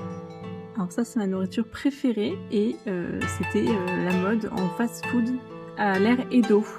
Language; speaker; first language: French; native; French